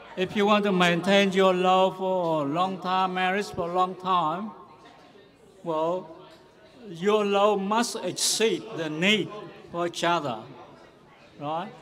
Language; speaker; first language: English; non-native, fluent; Vietnamese